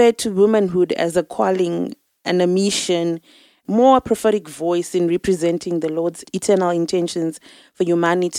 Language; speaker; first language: English; non-native, local second language; Shona